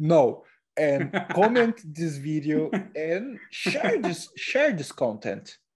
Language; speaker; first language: English; non-native, learner; Portuguese